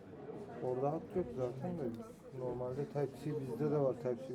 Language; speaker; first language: Turkish; native; Turkish